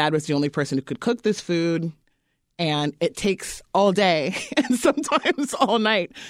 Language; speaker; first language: English; native; English